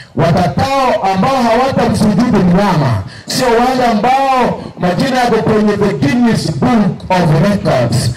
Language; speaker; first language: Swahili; non-native, local second language; Gusii